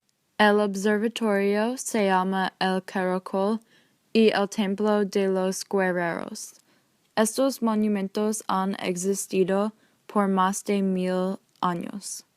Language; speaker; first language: Spanish; non-native, learner; English